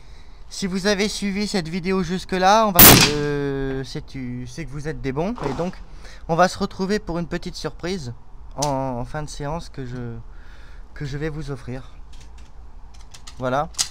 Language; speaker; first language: French; native; French